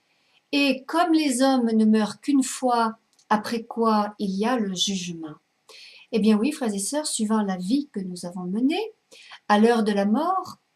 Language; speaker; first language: French; native; French